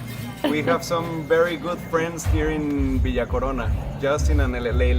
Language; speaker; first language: English; non-native, fluent; Spanish